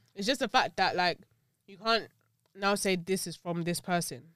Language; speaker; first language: English; early bilingual, other home language; Yoruba